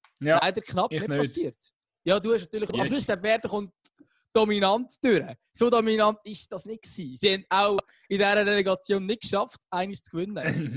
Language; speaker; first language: German; native; German